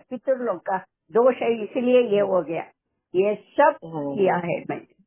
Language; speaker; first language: Hindi; non-native, local second language; Tamil